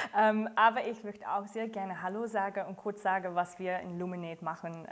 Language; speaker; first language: German; non-native, fluent; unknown